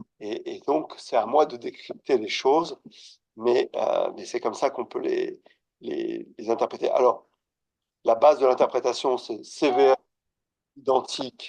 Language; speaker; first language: French; native; French